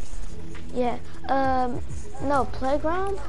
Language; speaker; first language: English; non-native, learner; Portuguese